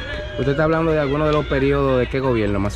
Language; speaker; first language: Spanish; native; Spanish